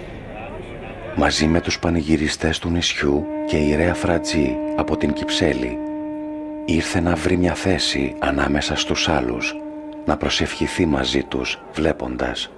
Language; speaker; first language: Greek; native; Greek